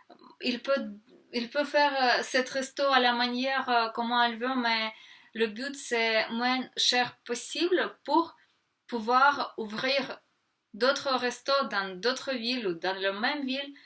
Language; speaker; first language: French; non-native, fluent; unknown